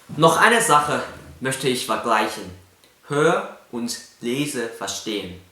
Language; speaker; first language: German; non-native, fluent; Cantonese